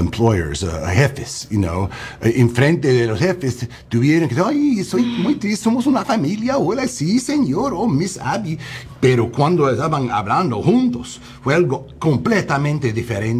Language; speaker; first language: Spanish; non-native, learner; English